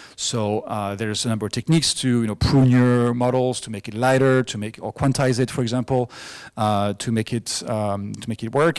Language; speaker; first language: English; non-native, fluent; French